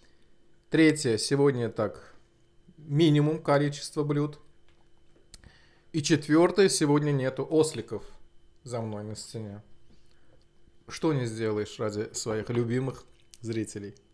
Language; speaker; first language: Russian; non-native, fluent; Azerbaijani